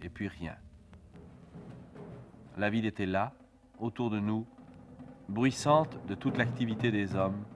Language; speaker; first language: French; native; French